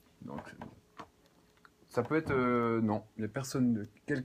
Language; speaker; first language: French; native; French